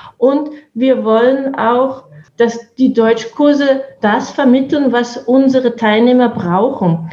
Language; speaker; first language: German; native; German